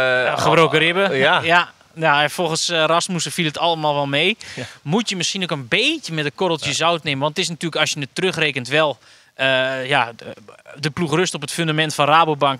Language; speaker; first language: Dutch; native; Dutch